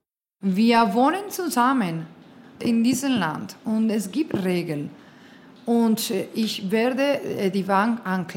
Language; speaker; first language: German; non-native, fluent; Spanish